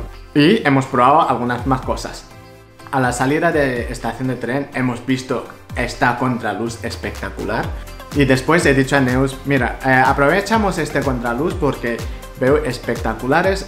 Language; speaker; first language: Spanish; non-native, fluent; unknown